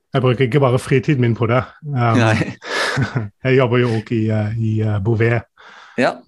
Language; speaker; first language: Norwegian; non-native, fluent; German